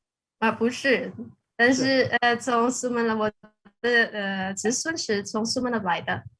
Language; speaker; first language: Chinese; non-native, learner; Indonesian